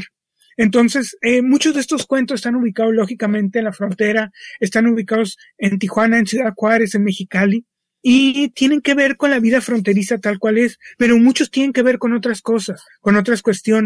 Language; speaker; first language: Spanish; native; Spanish